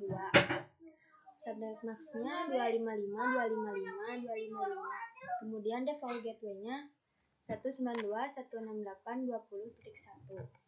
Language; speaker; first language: Indonesian; native; Indonesian